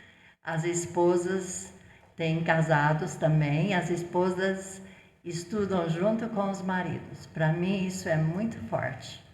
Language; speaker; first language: Portuguese; non-native, fluent; English